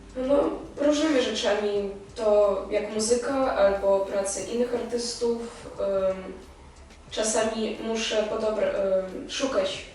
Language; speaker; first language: Polish; non-native, fluent; Belarusian